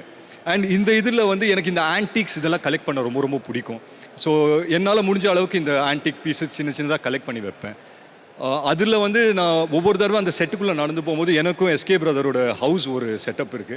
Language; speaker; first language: Tamil; native; Tamil